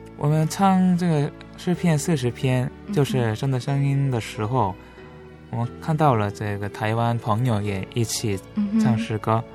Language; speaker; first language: Chinese; non-native, learner; Korean